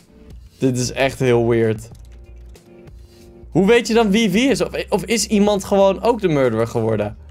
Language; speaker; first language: Dutch; native; Dutch